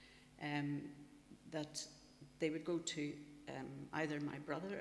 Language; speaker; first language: English; native; English